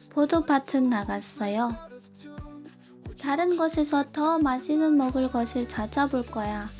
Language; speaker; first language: Korean; non-native, learner; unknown